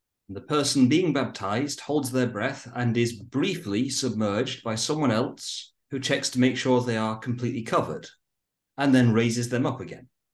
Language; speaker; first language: English; native; English